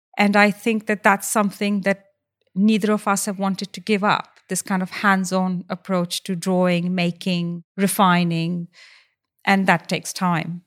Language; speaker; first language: English; non-native, local second language; Hindi